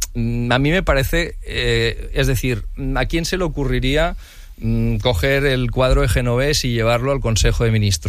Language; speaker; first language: Spanish; non-native, local second language; Catalan